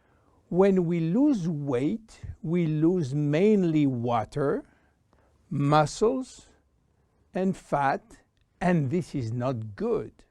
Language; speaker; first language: English; non-native, fluent; French